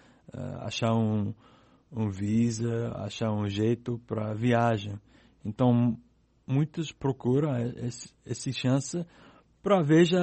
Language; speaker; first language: Portuguese; non-native, learner; English